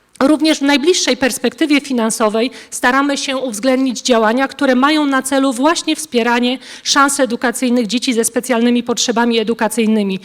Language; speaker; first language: Polish; native; Polish